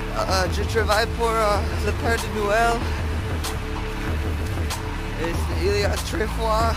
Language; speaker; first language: French; non-native, learner; English